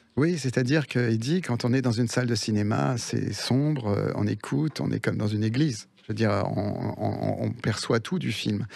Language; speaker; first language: French; early bilingual, other home language; Spanish